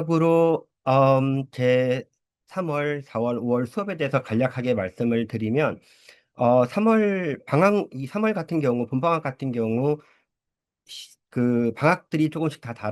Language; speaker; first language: Korean; early bilingual, heritage; Korean